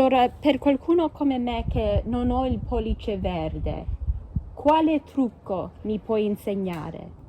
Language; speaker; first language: Italian; early bilingual, heritage; Italian